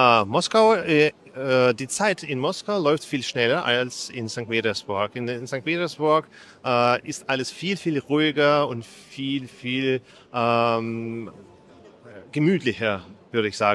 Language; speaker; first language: German; non-native, fluent; Russian